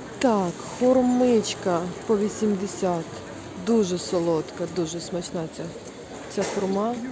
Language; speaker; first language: Ukrainian; non-native, local second language; Russian